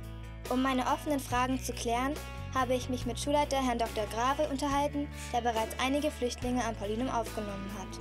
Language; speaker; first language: German; native; German